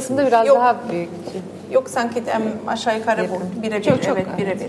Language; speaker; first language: Turkish; non-native, fluent; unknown